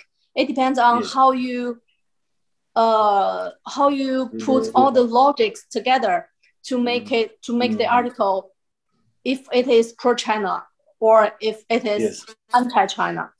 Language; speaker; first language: English; non-native, fluent; Chinese